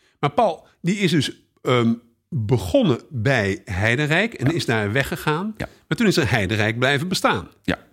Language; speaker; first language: Dutch; native; Dutch